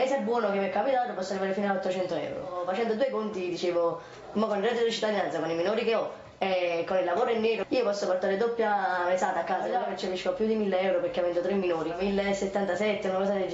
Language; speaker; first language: Italian; native; Italian